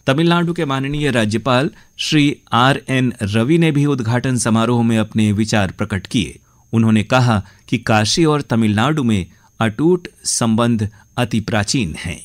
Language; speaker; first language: Hindi; native; Hindi